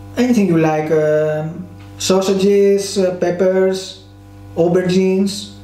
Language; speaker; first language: English; non-native, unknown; Greek